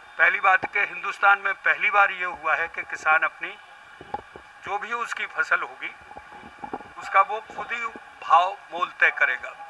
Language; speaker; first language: Hindi; native; Hindi